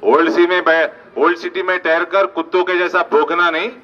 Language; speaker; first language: Hindi; non-native, local second language; Telugu